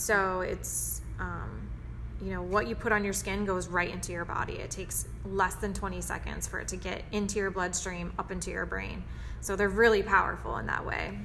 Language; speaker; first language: English; native; English